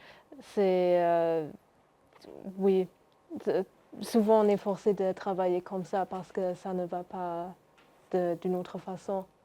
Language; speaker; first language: French; non-native, local second language; Luxembourgish